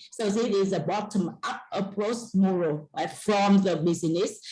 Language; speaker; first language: English; non-native, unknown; Vietnamese